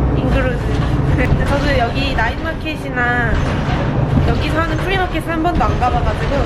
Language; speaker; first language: Korean; native; Korean